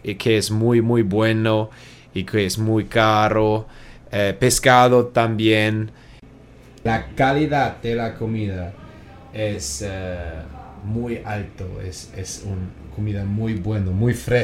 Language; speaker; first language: Spanish; non-native, learner; German